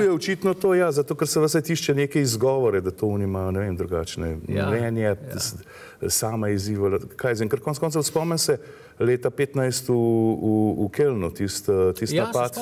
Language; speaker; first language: Slovenian; native; Slovenian